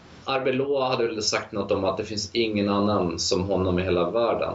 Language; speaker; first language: Swedish; native; Swedish